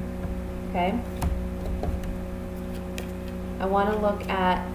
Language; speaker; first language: English; native; English